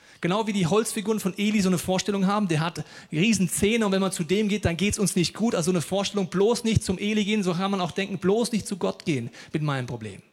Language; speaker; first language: German; native; German